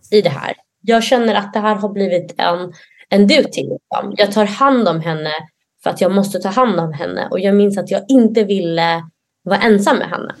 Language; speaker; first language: Swedish; early bilingual, other home language; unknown